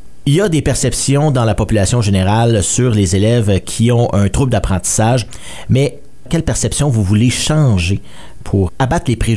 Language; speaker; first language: French; native; French